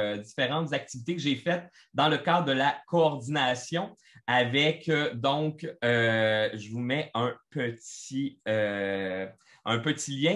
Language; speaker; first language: French; native; French